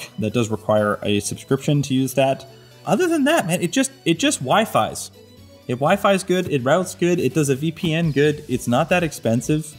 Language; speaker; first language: English; native; English